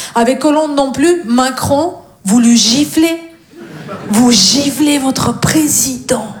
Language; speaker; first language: French; non-native, fluent; Russian